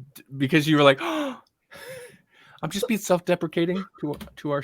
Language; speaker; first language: English; native; English